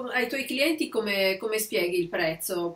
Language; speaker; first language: Italian; native; Italian